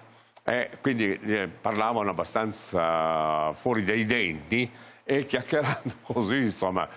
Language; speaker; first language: Italian; native; Italian